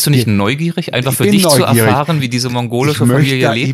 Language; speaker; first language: German; native; German